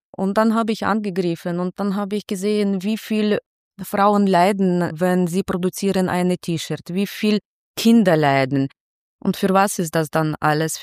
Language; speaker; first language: German; non-native, fluent; Ukrainian